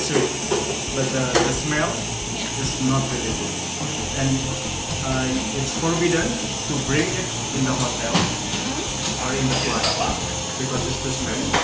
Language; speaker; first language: English; non-native, learner; Indonesian